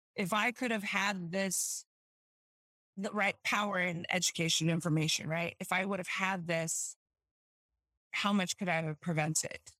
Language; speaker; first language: English; native; English